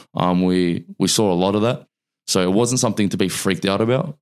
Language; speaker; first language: English; early bilingual, other home language; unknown